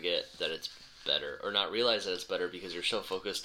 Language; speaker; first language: English; native; English